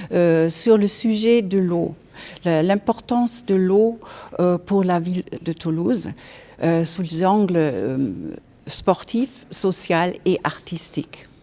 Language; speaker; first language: French; non-native, fluent; German